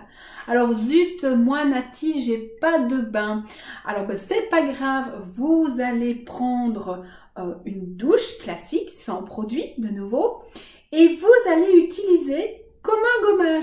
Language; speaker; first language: French; native; French